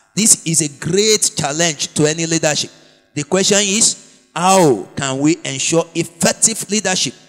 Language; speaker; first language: English; non-native, local second language; Yoruba